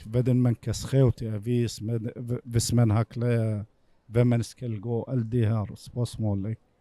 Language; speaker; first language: Danish; non-native, fluent; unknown